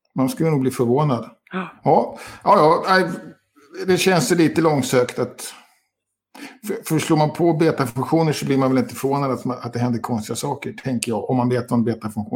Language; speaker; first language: Swedish; native; Swedish